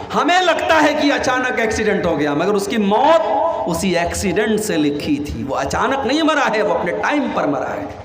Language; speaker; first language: Urdu; native; Urdu